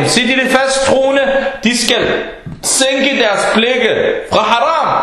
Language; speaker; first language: Danish; early bilingual, other home language; Arabic